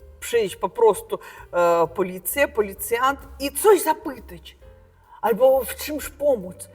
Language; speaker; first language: Polish; non-native, learner; Russian